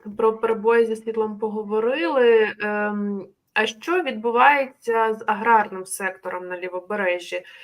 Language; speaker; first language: Ukrainian; native; Ukrainian